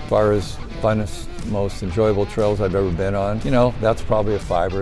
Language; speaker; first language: English; native; English